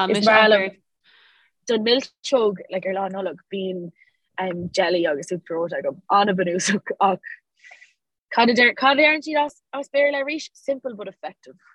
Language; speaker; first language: Irish; non-native, local second language; English